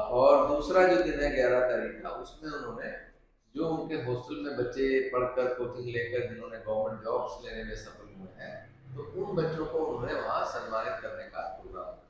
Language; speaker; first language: Hindi; non-native, local second language; Punjabi